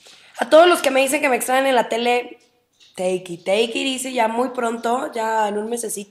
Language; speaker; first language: Spanish; native; Spanish